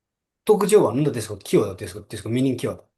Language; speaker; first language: Japanese; non-native, fluent; Nepali